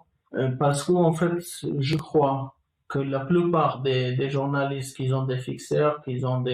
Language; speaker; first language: French; non-native, fluent; Kurdish